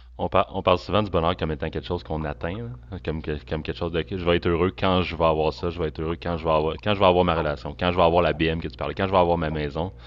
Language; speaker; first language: French; native; French